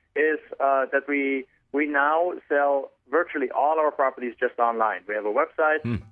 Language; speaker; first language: English; non-native, fluent; German